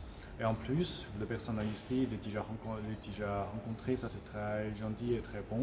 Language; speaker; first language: French; non-native, learner; Chinese